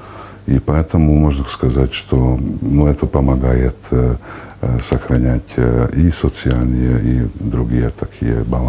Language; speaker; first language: Russian; non-native, fluent; Hungarian